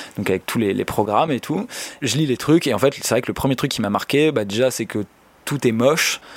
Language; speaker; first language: French; native; French